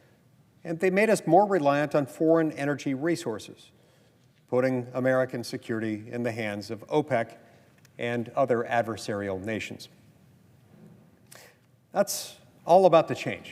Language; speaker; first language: English; native; English